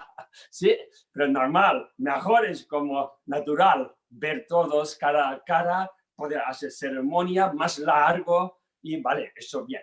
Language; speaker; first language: Spanish; non-native, learner; Tibetan